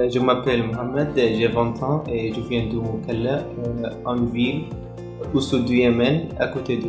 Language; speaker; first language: French; non-native, learner; Arabic